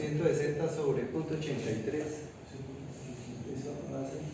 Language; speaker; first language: Spanish; native; Spanish